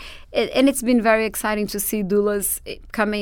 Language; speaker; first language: English; non-native, fluent; Portuguese